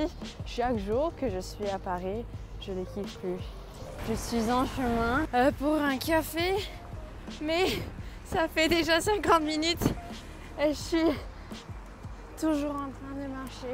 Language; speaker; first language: French; non-native, fluent; English